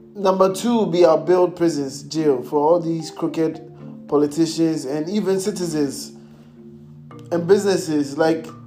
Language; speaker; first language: English; non-native, local second language; Akan